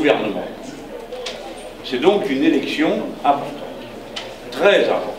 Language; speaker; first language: French; native; French